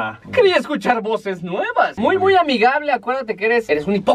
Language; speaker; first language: Spanish; native; Spanish